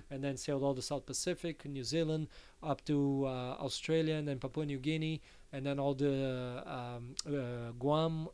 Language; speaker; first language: English; non-native, fluent; Portuguese